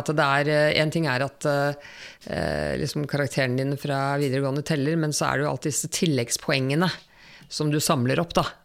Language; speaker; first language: Norwegian; native; Norwegian